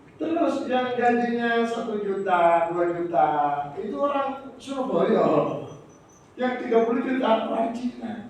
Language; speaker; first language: Indonesian; non-native, local second language; Javanese